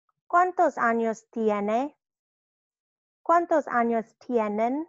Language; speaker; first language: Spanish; non-native, fluent; English